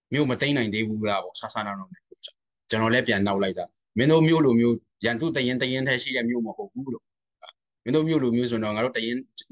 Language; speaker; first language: Burmese; native; Burmese